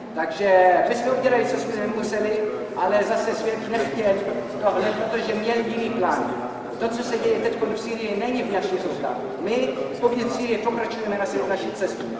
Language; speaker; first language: Czech; non-native, fluent; Arabic